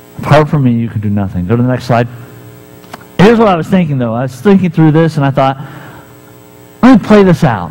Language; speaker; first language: English; native; English